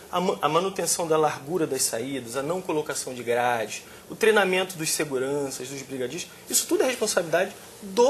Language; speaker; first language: Portuguese; native; Portuguese